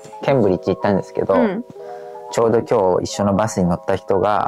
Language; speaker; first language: Japanese; native; Japanese